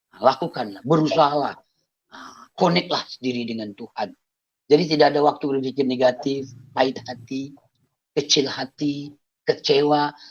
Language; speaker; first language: Indonesian; non-native, local second language; Achinese